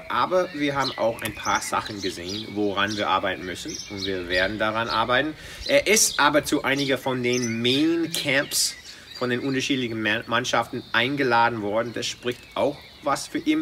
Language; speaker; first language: German; non-native, fluent; English